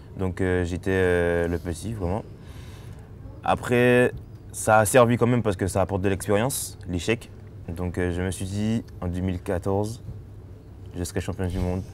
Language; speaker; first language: French; native; French